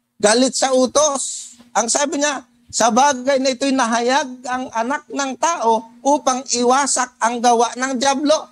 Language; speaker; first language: Filipino; non-native, local second language; Cebuano